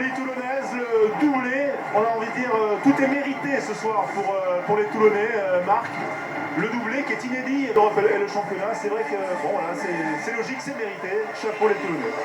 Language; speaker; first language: French; native; French